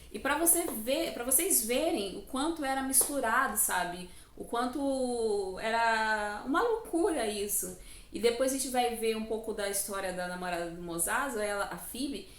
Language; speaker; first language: Portuguese; native; Portuguese